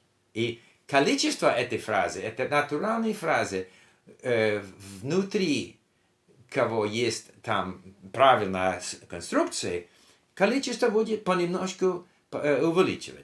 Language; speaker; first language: Russian; non-native, learner; English